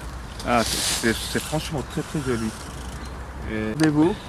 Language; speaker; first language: French; native; French